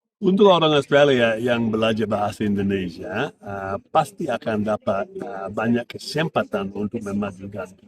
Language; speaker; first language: Indonesian; non-native, fluent; English